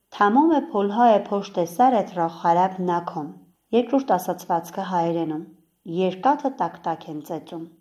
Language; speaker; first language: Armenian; native; Armenian